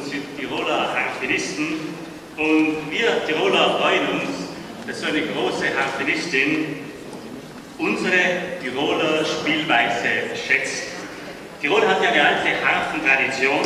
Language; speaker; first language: German; native; German